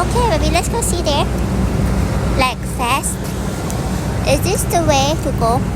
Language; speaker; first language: English; non-native, learner; Thai